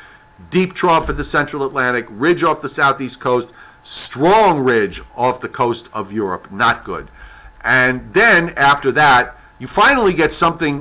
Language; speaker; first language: English; native; English